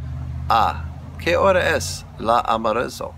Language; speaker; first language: Spanish; non-native, learner; English